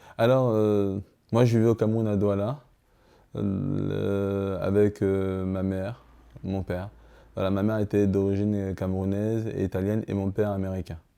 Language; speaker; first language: French; early bilingual, other home language; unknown